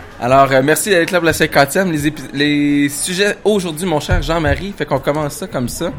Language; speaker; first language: French; native; French